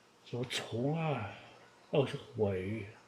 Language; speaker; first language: Chinese; non-native, learner; Dutch